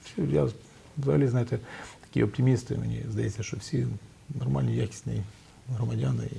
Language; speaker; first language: Ukrainian; native; Ukrainian